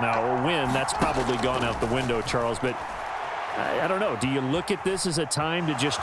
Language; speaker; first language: English; native; English